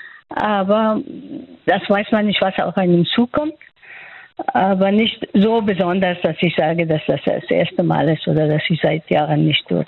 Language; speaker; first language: German; non-native, fluent; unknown